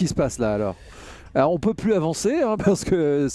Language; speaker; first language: French; native; French